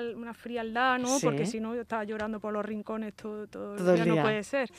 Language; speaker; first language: Spanish; native; Spanish